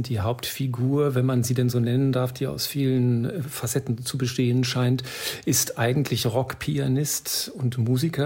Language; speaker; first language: German; native; German